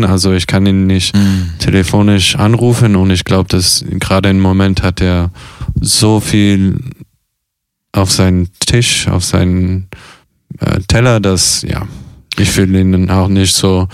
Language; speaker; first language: German; non-native, fluent; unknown